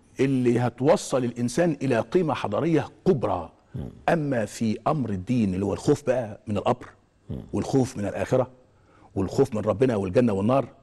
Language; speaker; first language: Arabic; native; Arabic